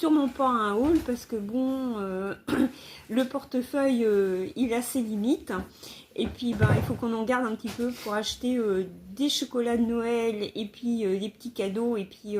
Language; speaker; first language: French; native; French